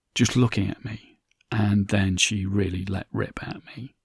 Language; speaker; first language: English; native; English